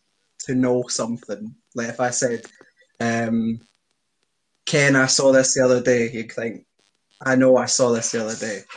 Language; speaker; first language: English; native; English